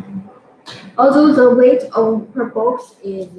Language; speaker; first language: English; non-native, fluent; Chinese